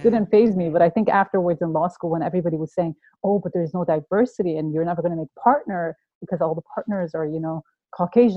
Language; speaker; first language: English; non-native, fluent; Persian